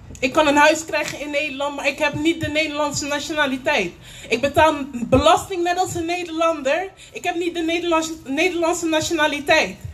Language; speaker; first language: Dutch; native; Dutch